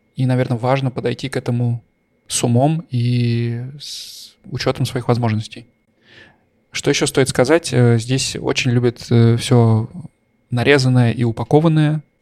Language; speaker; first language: Russian; native; Russian